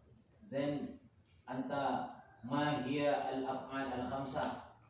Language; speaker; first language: Arabic; non-native, fluent; Indonesian